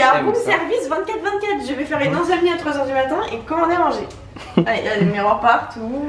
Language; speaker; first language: French; native; French